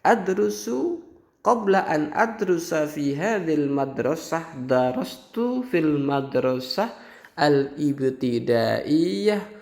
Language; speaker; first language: Arabic; non-native, fluent; Indonesian